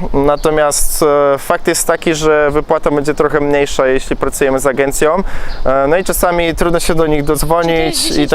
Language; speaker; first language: Polish; native; Polish